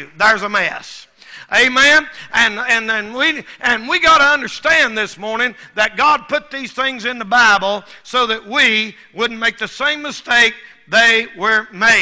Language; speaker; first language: English; native; English